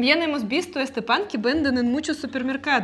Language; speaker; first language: Spanish; non-native, fluent; Russian